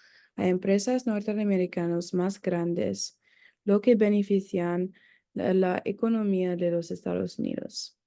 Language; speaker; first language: Spanish; non-native, learner; English